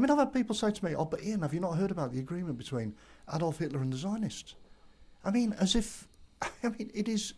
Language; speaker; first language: English; native; English